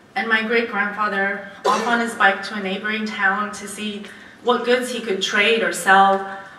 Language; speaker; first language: English; early bilingual, other home language; Romanian